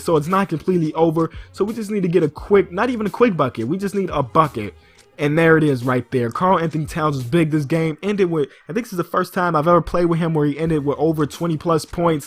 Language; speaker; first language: English; native; English